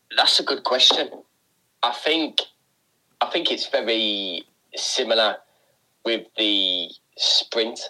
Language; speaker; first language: English; native; English